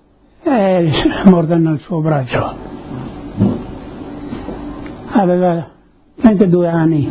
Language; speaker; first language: Italian; non-native, local second language; Friulian